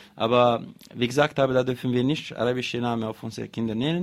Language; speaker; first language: German; non-native, learner; Arabic